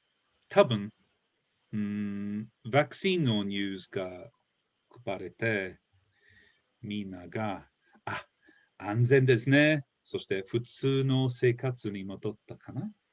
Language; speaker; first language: Japanese; non-native, fluent; English